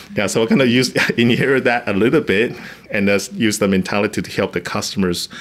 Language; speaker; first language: English; non-native, fluent; Chinese